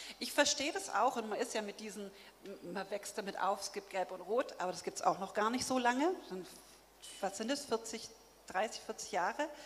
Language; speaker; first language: German; native; German